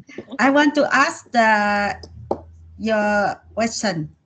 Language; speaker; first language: English; non-native, learner; Vietnamese